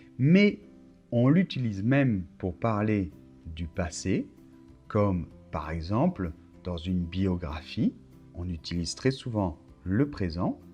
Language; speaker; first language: French; native; French